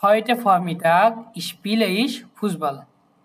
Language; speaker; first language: German; non-native, fluent; Bangla